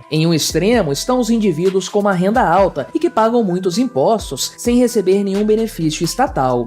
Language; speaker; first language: Portuguese; native; Portuguese